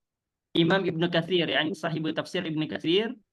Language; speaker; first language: Arabic; non-native, fluent; Indonesian